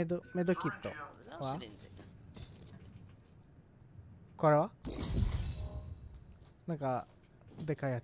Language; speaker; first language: Japanese; non-native, learner; English